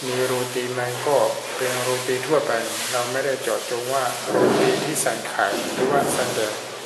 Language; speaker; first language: Thai; non-native, fluent; Burmese